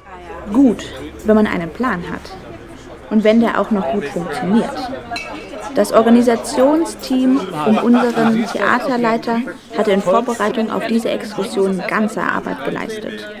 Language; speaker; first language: German; native; German